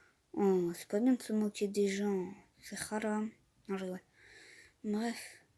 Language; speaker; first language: French; native; French